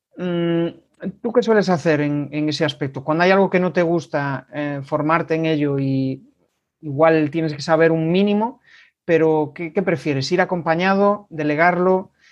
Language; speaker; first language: Spanish; native; Spanish